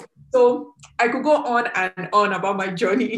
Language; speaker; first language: English; non-native, local second language; Yoruba